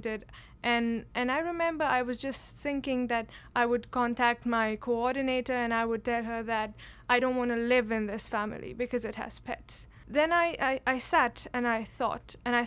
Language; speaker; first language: English; non-native, local second language; Kashmiri